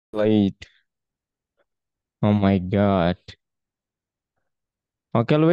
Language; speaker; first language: English; non-native, fluent; Indonesian